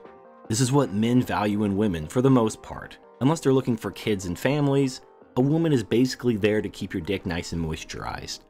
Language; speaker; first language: English; native; English